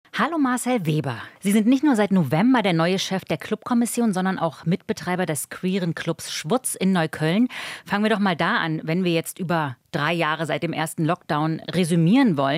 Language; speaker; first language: German; native; German